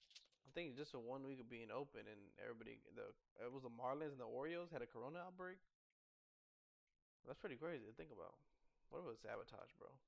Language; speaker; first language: English; native; English